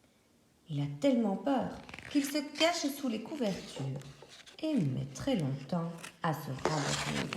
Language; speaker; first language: French; native; French